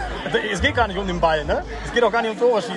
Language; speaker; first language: German; native; German